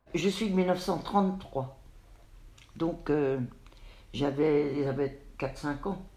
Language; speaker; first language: French; native; French